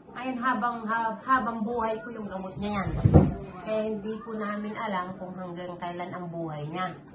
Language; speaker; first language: Filipino; native; Filipino